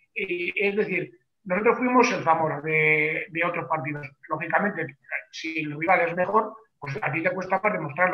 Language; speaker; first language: Spanish; native; Spanish